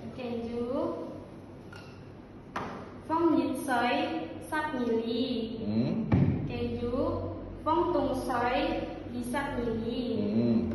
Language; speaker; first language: Cantonese; non-native, learner; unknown